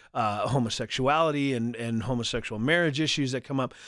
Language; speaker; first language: English; native; English